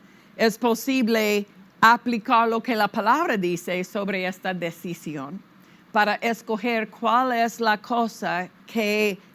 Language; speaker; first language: Spanish; non-native, fluent; English